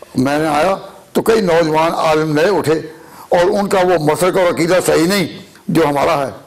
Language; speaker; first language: Urdu; non-native, local second language; Punjabi